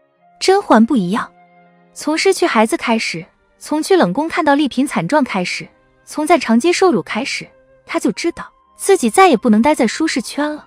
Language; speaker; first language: Chinese; native; Chinese